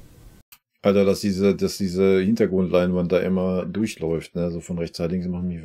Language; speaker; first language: German; native; German